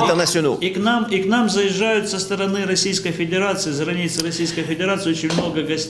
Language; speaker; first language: Russian; native; Russian